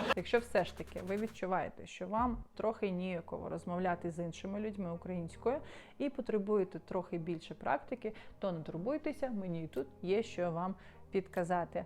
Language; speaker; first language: Ukrainian; non-native, local second language; Russian